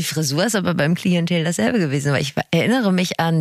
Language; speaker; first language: German; native; German